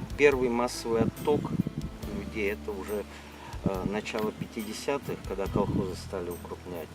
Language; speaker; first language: Russian; native; Russian